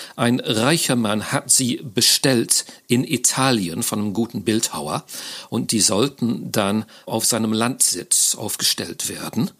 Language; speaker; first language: German; non-native, fluent; English